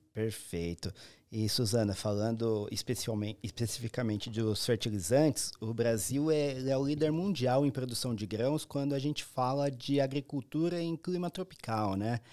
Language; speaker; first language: Portuguese; native; Portuguese